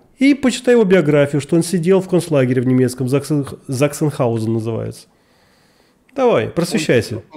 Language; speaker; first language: Russian; native; Russian